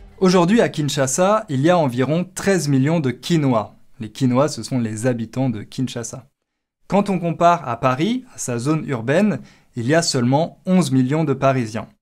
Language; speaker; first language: French; native; French